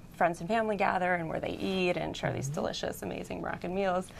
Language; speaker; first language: English; native; English